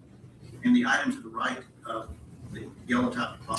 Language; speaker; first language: English; native; English